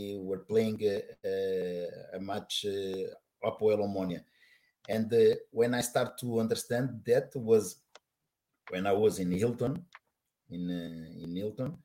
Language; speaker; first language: English; non-native, learner; Portuguese